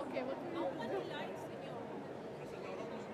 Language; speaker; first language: English; non-native, fluent; Persian